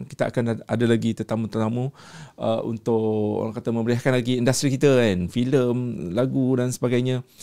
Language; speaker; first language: Malay; native; Malay